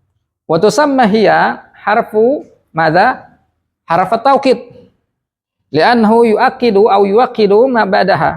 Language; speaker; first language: Arabic; non-native, fluent; Indonesian